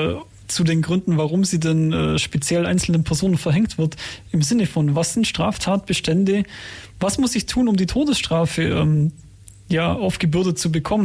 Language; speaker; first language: German; native; German